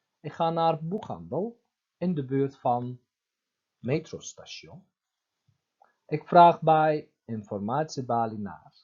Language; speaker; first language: Dutch; non-native, fluent; Turkish